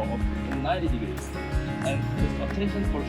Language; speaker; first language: English; non-native, learner; Korean